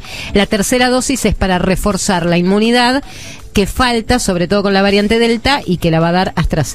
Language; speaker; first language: Spanish; native; Spanish